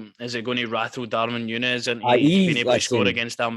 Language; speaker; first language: English; native; English